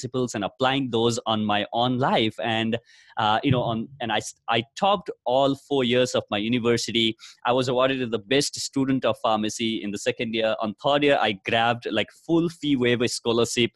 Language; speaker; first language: English; non-native, local second language; Nepali